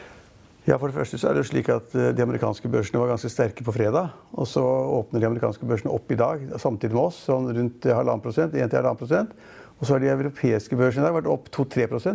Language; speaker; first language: Norwegian; native; Norwegian